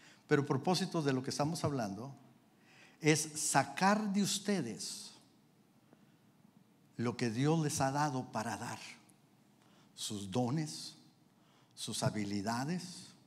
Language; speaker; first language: Spanish; early bilingual, heritage; Spanish